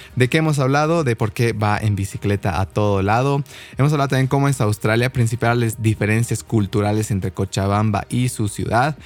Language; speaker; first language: Spanish; native; Spanish